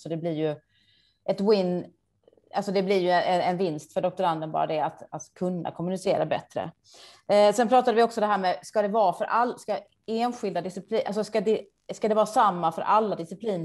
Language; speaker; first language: Swedish; native; Swedish